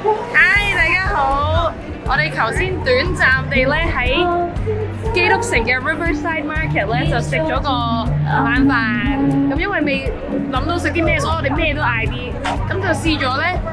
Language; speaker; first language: Chinese; native; Chinese